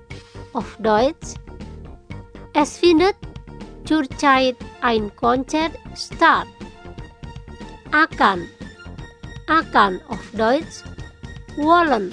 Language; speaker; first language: German; non-native, fluent; Indonesian